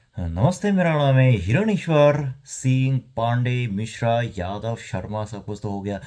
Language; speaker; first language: Hindi; non-native, fluent; Korean